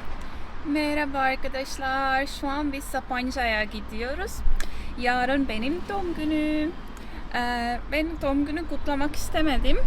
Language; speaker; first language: Turkish; non-native, learner; Estonian